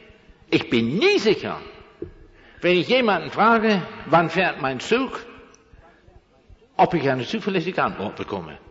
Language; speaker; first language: German; non-native, fluent; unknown